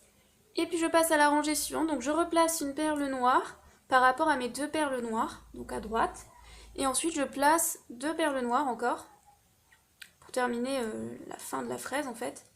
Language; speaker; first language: French; native; French